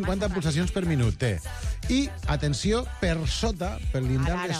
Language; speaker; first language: Catalan; native; Catalan